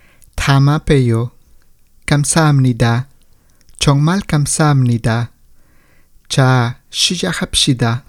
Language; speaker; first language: Korean; non-native, learner; Spanish